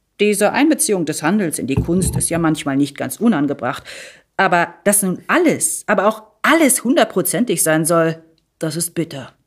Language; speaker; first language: German; early bilingual, other home language; Italian